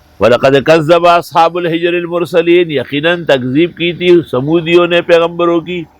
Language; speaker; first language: Urdu; non-native, local second language; Pashto